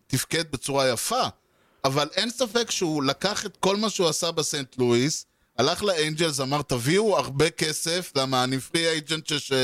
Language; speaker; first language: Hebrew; native; Hebrew